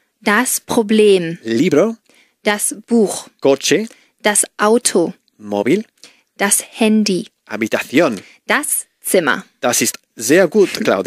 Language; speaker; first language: German; non-native, fluent; Spanish